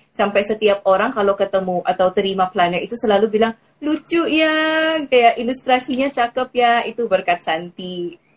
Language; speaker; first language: Indonesian; non-native, fluent; Filipino